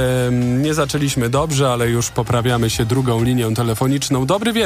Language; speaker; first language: Polish; native; Polish